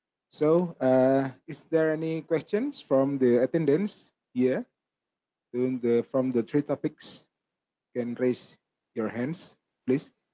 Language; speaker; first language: English; non-native, learner; Indonesian